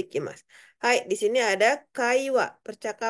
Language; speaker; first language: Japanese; non-native, fluent; Indonesian